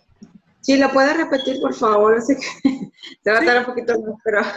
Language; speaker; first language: Spanish; early bilingual, heritage; Spanish